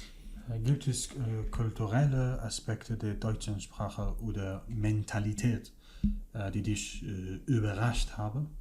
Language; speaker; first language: German; non-native, fluent; Kurdish